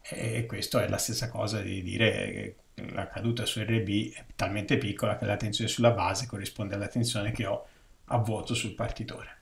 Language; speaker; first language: Italian; native; Italian